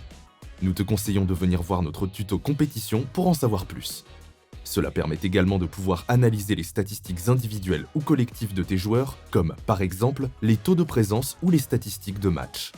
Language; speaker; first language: French; native; French